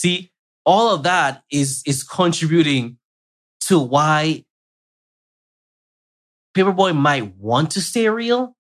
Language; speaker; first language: English; native; English